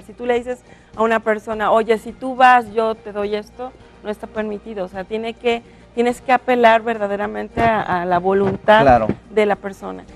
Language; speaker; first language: Spanish; native; Spanish